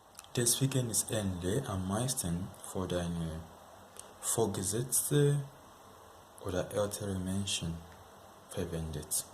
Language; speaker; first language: German; non-native, fluent; Yoruba